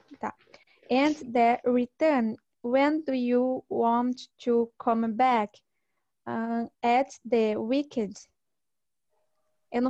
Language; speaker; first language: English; non-native, learner; Portuguese